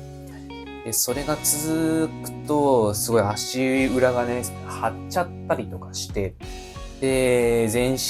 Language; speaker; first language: Japanese; native; Japanese